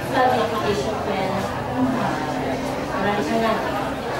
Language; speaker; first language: Chinese; non-native, local second language; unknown